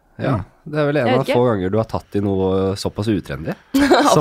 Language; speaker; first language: Norwegian; native; Norwegian